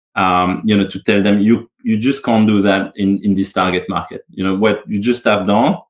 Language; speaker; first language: English; non-native, fluent; French